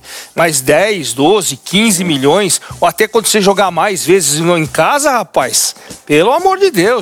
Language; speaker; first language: Portuguese; native; Portuguese